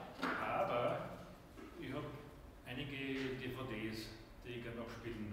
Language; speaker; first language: German; native; German